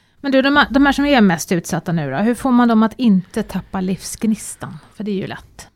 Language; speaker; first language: Swedish; native; Swedish